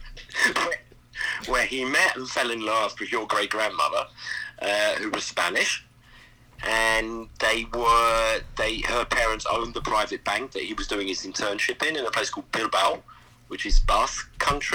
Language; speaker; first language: English; native; English